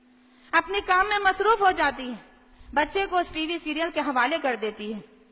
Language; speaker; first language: Urdu; native; Urdu